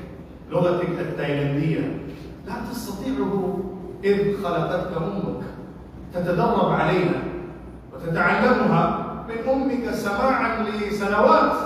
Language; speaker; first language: Arabic; non-native, fluent; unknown